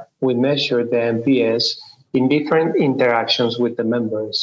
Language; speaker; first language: English; non-native, fluent; Spanish